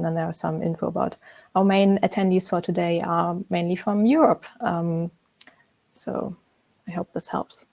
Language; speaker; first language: English; non-native, fluent; German